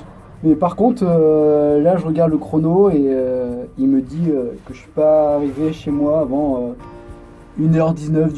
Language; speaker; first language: French; native; French